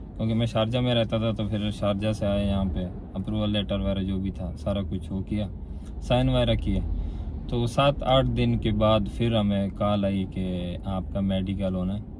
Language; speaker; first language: Urdu; non-native, local second language; Pashto